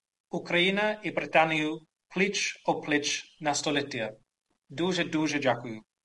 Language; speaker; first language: Ukrainian; non-native, learner; English